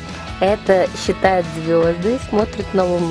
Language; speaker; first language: Russian; native; Russian